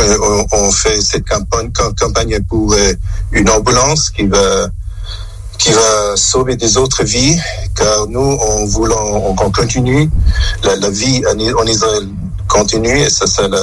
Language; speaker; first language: French; non-native, local second language; German